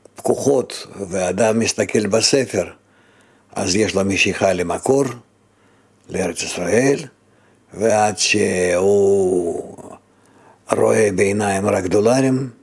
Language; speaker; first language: Hebrew; non-native, fluent; Russian